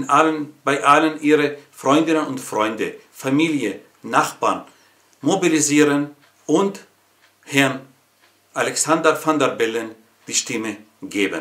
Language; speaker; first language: German; non-native, fluent; Arabic